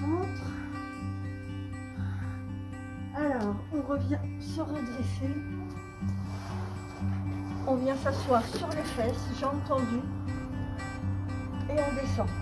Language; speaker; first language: French; native; French